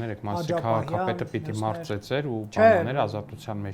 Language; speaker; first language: Armenian; native; Armenian